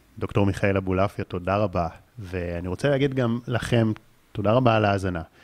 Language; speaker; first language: Hebrew; native; Hebrew